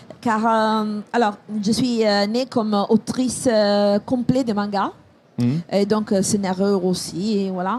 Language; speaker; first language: French; non-native, fluent; Italian